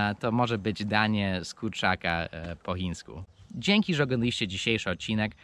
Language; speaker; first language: Polish; non-native, fluent; English